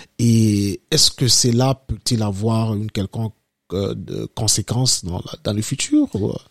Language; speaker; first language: French; non-native, local second language; Lingala